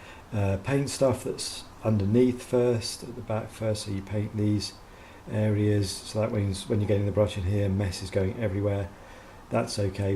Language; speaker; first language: English; native; English